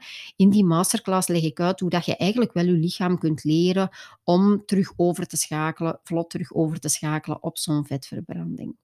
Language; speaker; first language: Dutch; native; Dutch